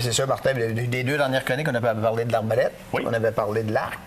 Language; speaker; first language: French; native; French